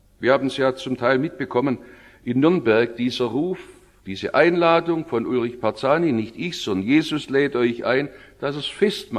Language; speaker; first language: German; native; German